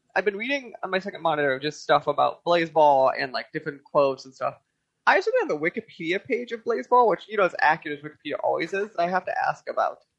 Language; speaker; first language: English; native; English